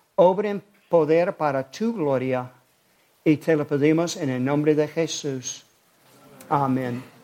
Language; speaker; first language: Spanish; non-native, fluent; English